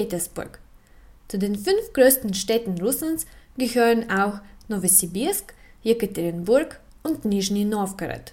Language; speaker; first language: German; non-native, fluent; Russian